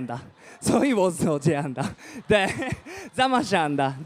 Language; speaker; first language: Chinese; non-native, learner; Japanese